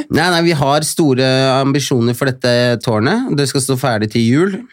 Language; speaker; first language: Norwegian; native; Norwegian